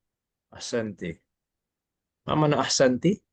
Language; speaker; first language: Arabic; non-native, fluent; Malay